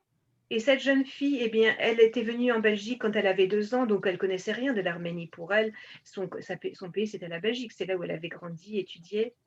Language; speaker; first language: French; native; French